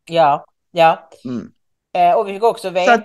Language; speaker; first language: Swedish; native; Swedish